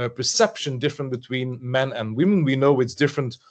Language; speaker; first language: English; non-native, fluent; French